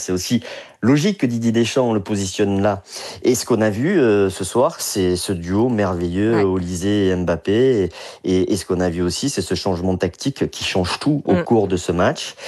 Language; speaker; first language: French; native; French